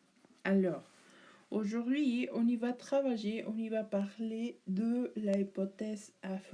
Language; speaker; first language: French; non-native, learner; Spanish